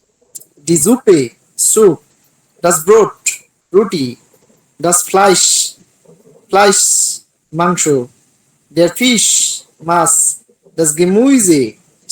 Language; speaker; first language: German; non-native, learner; Bangla